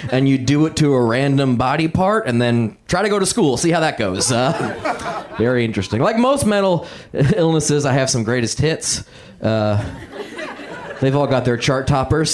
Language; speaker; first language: English; native; English